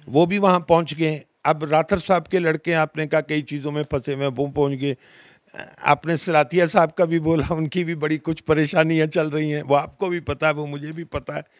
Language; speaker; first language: Hindi; non-native, local second language; Dogri